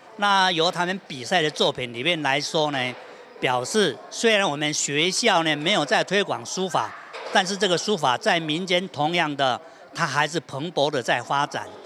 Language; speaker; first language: Chinese; native; Chinese